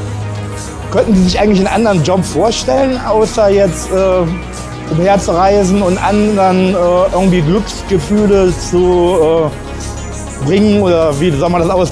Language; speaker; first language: German; native; German